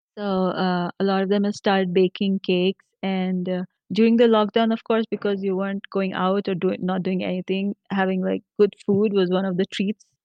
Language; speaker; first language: English; non-native, local second language; Marathi